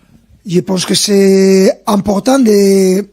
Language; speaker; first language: French; non-native, fluent; Spanish